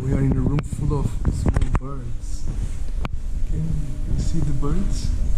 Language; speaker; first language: English; non-native, fluent; Portuguese